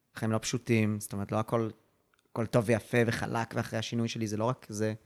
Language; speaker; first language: Hebrew; early bilingual, other home language; English